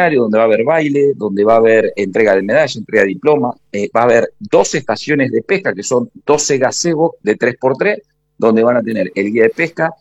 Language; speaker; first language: Spanish; native; Spanish